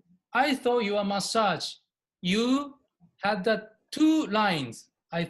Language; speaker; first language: English; non-native, learner; Japanese